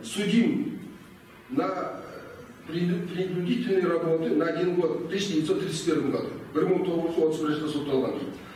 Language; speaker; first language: Russian; non-native, local second language; Kazakh